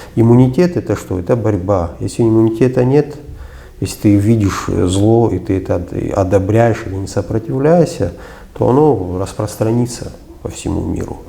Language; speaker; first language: Russian; non-native, local second language; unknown